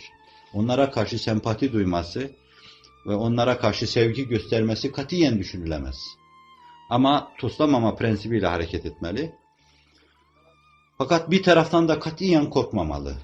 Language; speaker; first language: Turkish; native; Turkish